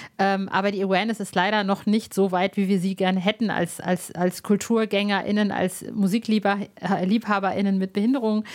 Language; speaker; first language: German; early bilingual, other home language; Arabic